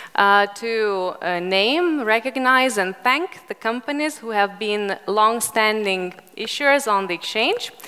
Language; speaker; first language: English; non-native, fluent; Lithuanian